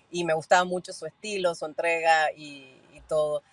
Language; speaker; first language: Spanish; native; Spanish